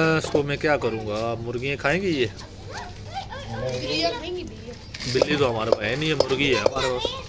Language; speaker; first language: Urdu; native; Urdu